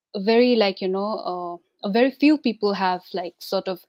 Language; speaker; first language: English; non-native, local second language; Tibetan